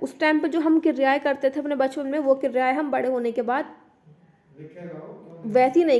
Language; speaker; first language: Hindi; native; Hindi